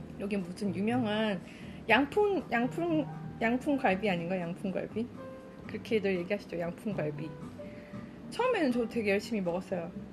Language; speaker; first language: Korean; early bilingual, heritage; Korean